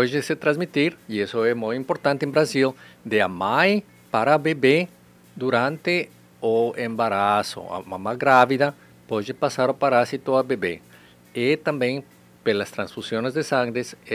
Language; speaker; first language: Portuguese; non-native, learner; Spanish